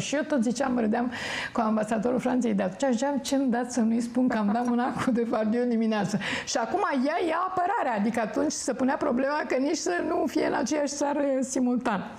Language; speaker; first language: Romanian; native; Romanian